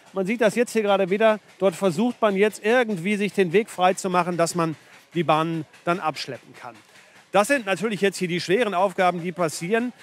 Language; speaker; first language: German; native; German